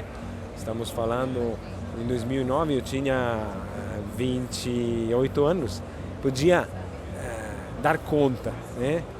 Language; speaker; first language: Portuguese; non-native, fluent; Italian